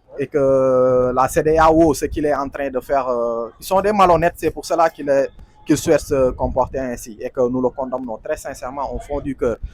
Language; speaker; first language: French; non-native, local second language; Wolof